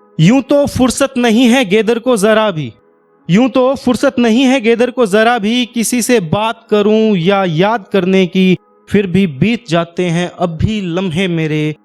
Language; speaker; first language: Hindi; native; Hindi